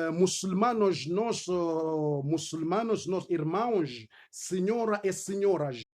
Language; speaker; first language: Portuguese; non-native, learner; Swahili